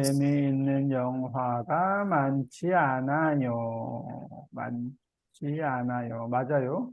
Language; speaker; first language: Korean; native; Korean